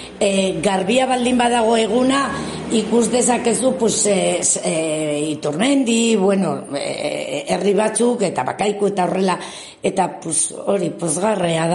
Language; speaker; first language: Basque; non-native, local second language; Spanish